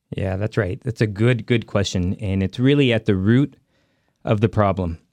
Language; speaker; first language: English; early bilingual, other home language; Hindi